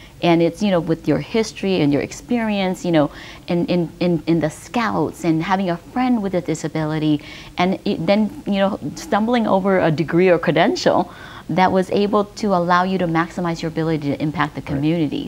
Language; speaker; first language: English; early bilingual, other home language; Vietnamese